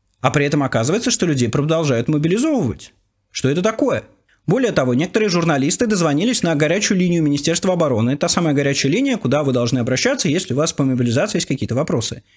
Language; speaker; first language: Russian; native; Russian